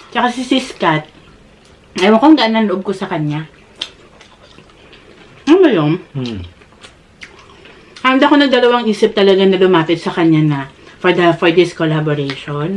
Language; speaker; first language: Filipino; native; Filipino